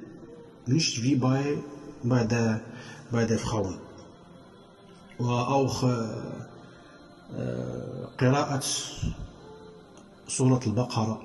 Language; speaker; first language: German; non-native, fluent; Arabic